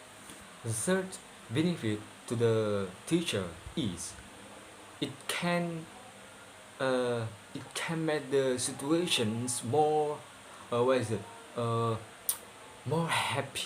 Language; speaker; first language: English; non-native, learner; Indonesian